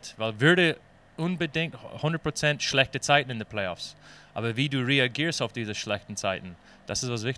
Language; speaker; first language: German; non-native, fluent; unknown